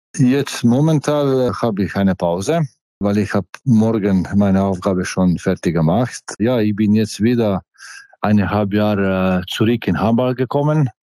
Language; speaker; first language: German; non-native, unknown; Slovenian